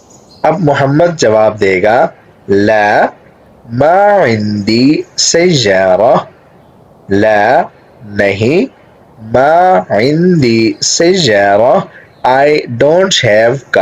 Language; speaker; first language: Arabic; non-native, fluent; Urdu